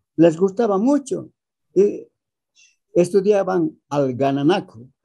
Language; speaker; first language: Spanish; early bilingual, other home language; Aymara